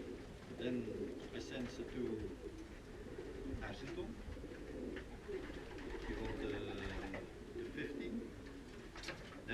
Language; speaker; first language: English; non-native, learner; Dutch